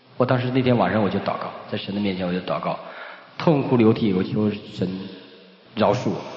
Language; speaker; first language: Chinese; native; Chinese